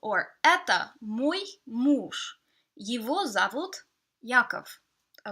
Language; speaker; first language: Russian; non-native, fluent; English